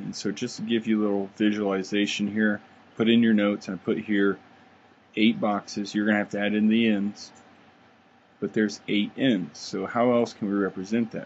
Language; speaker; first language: English; native; English